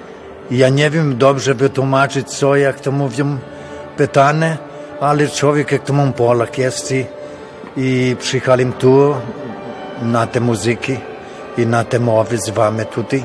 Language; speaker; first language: Polish; early bilingual, heritage; Polish